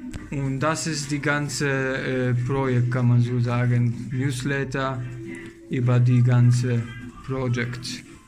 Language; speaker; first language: German; non-native, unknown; Polish